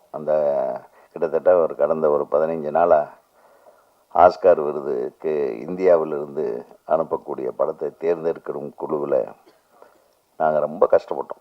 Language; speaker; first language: Tamil; native; Tamil